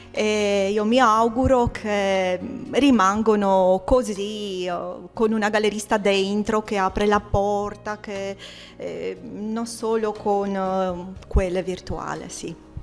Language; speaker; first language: Italian; non-native, fluent; Romanian